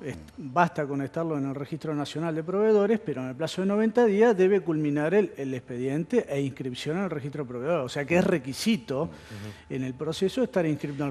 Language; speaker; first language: Spanish; native; Spanish